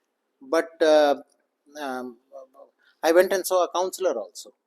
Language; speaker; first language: English; non-native, local second language; Kannada